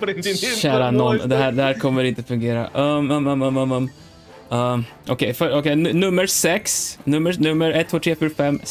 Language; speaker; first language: Swedish; non-native, learner; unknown